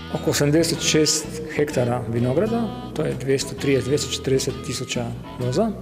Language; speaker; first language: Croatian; non-native, learner; Slovenian